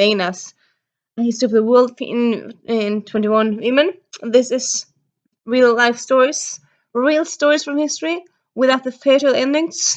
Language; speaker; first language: English; early bilingual, heritage; Norwegian